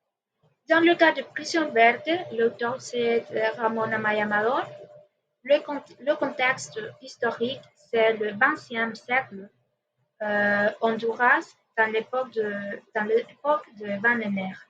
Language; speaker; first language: French; non-native, learner; Spanish